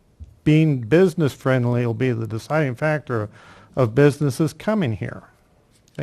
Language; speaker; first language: English; native; English